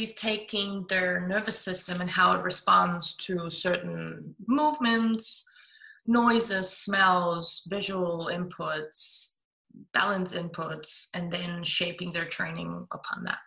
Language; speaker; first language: English; non-native, fluent; German